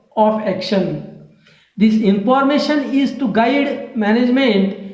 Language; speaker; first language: English; non-native, local second language; Marathi